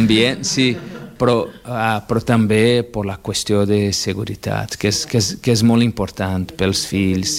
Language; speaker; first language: Catalan; non-native, fluent; Portuguese